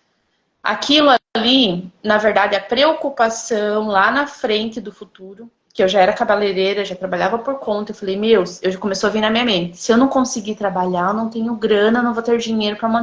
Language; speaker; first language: Portuguese; native; Portuguese